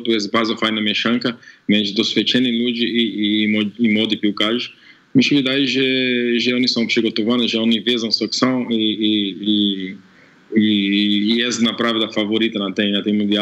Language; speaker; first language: Polish; non-native, fluent; Portuguese